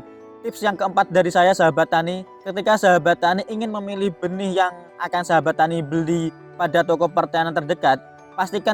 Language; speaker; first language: Indonesian; native; Indonesian